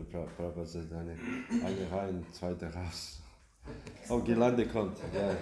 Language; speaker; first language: German; non-native, learner; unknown